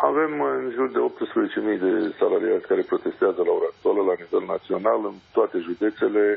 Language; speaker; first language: Romanian; native; Romanian